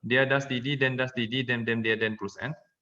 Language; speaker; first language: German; non-native, fluent; Indonesian